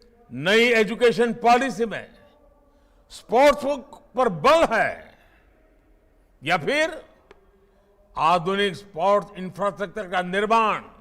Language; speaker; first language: Hindi; non-native, local second language; Gujarati